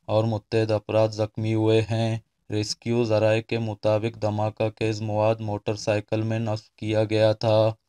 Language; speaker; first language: Urdu; non-native, local second language; Baluchi